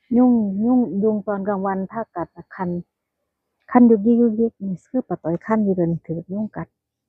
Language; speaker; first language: Thai; native; Thai